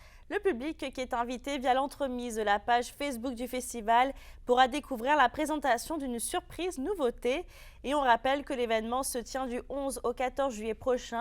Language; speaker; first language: French; native; French